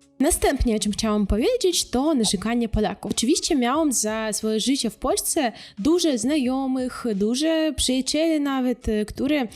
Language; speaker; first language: Polish; non-native, fluent; Russian